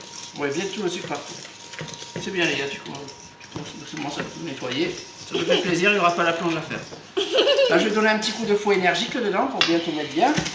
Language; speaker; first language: French; native; French